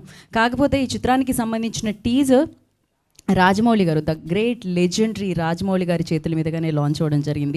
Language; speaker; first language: Telugu; native; Telugu